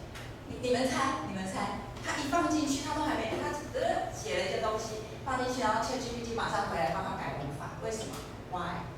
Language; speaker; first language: Chinese; native; Chinese